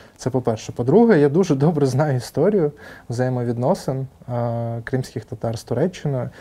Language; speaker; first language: Ukrainian; non-native, local second language; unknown